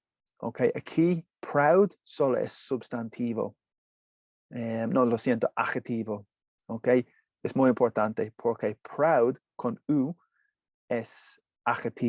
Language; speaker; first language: Spanish; non-native, learner; English